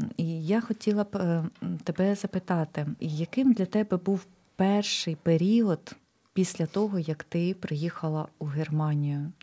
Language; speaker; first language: Ukrainian; native; Ukrainian